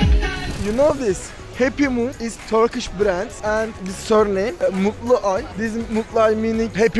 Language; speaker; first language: English; non-native, learner; Turkish